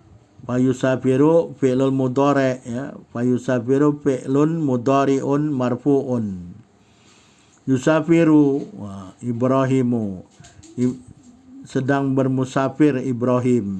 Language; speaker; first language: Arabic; non-native, fluent; Indonesian